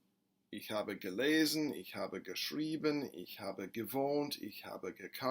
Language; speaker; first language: German; non-native, fluent; English